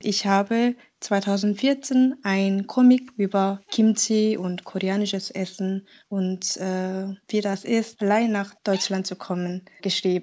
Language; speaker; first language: German; non-native, learner; Korean